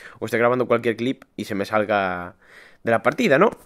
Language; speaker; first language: Spanish; native; Spanish